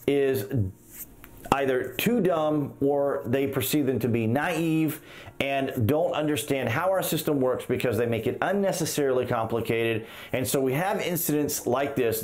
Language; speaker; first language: English; native; English